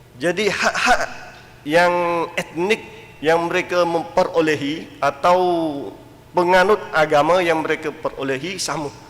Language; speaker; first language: Malay; non-native, fluent; Western Cham